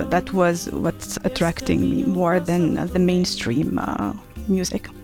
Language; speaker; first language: English; non-native, fluent; Arabic